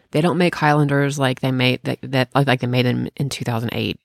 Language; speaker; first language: English; native; English